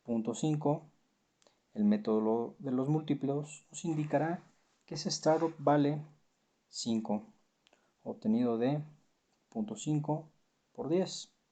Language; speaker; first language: Spanish; native; Spanish